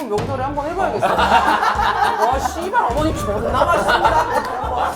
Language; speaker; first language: Korean; native; Korean